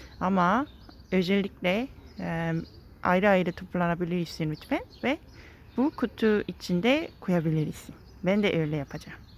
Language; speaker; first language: Turkish; non-native, learner; Korean